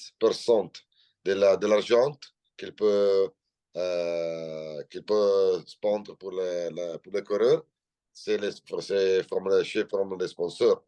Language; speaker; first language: French; non-native, learner; Italian